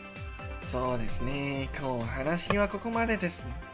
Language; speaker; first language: Japanese; non-native, learner; Cantonese